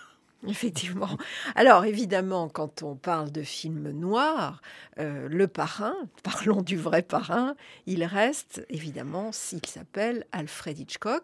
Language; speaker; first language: French; native; French